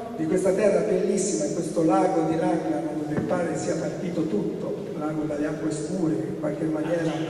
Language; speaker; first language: Italian; native; Italian